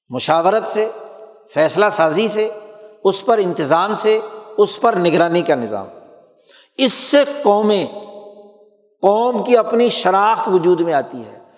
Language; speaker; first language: Urdu; native; Urdu